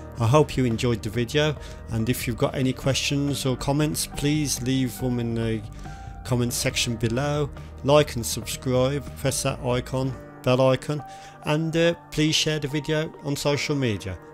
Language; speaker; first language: English; native; English